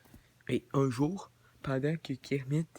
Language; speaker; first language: French; native; French